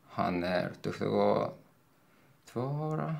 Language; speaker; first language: Icelandic; non-native, learner; Ukrainian